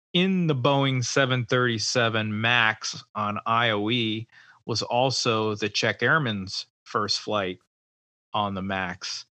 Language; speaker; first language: English; native; English